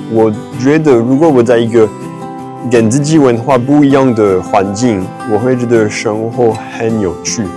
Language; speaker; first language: Chinese; non-native, fluent; French